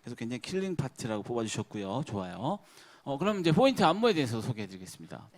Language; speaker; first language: Korean; native; Korean